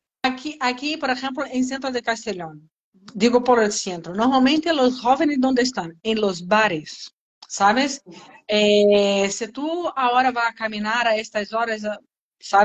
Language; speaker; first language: Spanish; non-native, learner; Portuguese